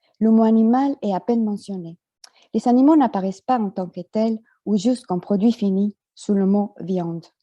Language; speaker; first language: French; non-native, fluent; Spanish